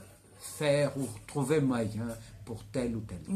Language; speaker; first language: French; non-native, fluent; Greek